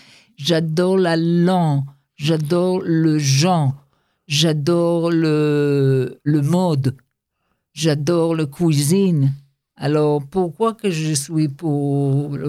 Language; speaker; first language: French; non-native, learner; Hebrew